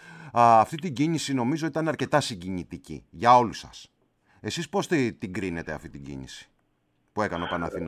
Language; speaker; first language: Greek; native; Greek